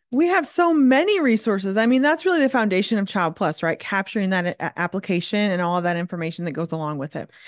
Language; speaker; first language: English; native; English